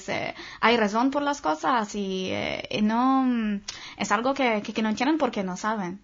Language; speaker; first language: Spanish; non-native, fluent; Hebrew